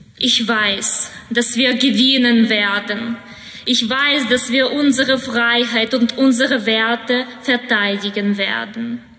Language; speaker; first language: German; non-native, fluent; Ukrainian